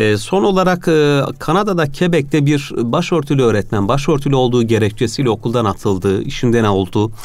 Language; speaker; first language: Turkish; native; Turkish